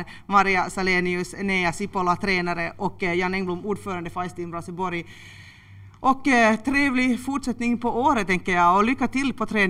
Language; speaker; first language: Swedish; native; Swedish